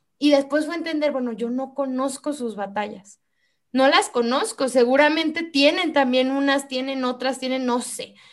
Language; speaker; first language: Spanish; native; Spanish